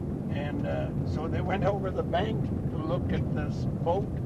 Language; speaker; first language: English; native; English